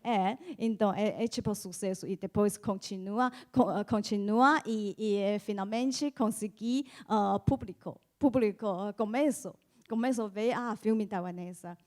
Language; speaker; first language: Portuguese; non-native, learner; Chinese